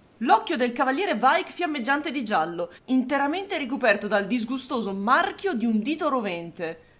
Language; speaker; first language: Italian; native; Italian